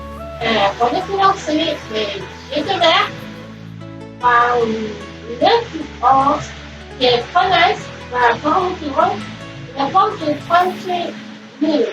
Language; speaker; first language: French; non-native, learner; Spanish